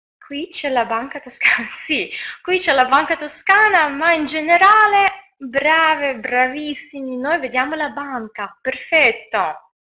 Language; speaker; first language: Italian; non-native, fluent; Russian